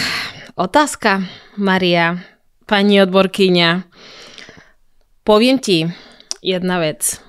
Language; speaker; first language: Slovak; non-native, learner; Spanish